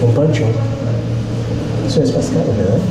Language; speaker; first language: Spanish; non-native, learner; Haitian Creole